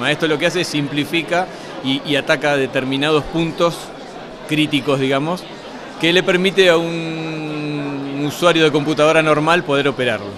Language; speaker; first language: Spanish; native; Spanish